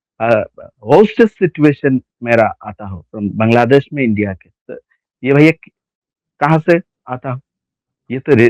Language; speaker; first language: Hindi; non-native, learner; Bangla